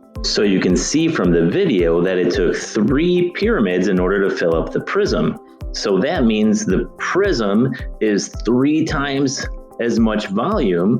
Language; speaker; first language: English; native; English